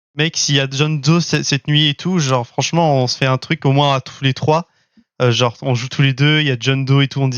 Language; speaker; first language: French; native; French